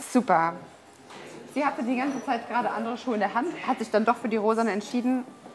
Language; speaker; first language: German; native; German